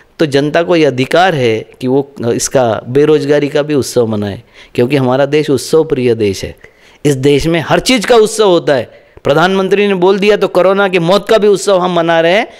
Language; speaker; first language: Hindi; non-native, local second language; Marathi